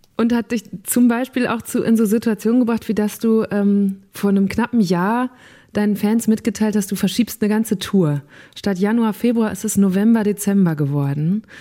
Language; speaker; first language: German; native; German